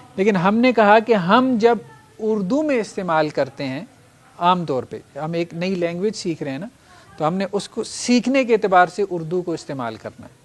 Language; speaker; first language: Urdu; native; Urdu